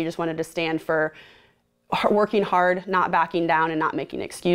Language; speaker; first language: English; native; English